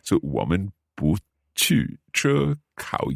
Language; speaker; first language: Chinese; non-native, learner; English